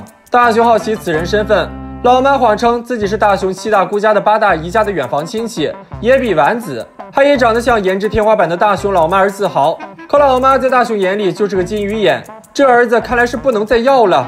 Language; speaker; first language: Chinese; native; Chinese